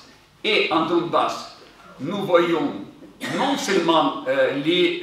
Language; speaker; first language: French; non-native, fluent; Ukrainian